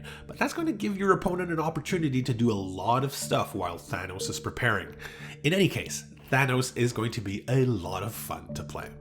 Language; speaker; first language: English; native; English